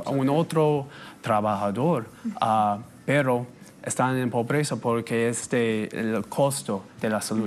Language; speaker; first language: Spanish; non-native, fluent; English